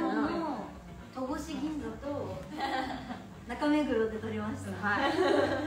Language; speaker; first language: Japanese; native; Japanese